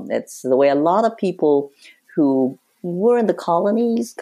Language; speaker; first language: English; native; English